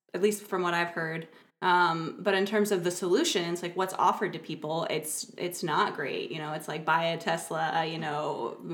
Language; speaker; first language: English; native; English